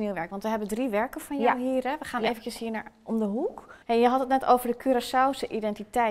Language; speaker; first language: Dutch; native; Dutch